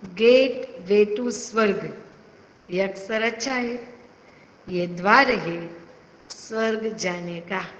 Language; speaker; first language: Hindi; non-native, local second language; Gujarati